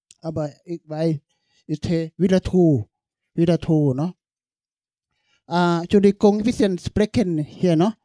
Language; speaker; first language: German; non-native, learner; Thai